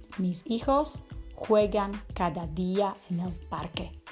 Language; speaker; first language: Spanish; non-native, fluent; Slovak